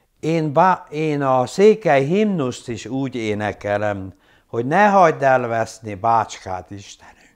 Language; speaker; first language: Hungarian; non-native, local second language; German